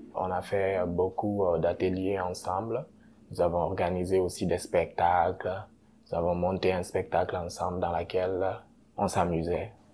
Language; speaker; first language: French; non-native, local second language; Susu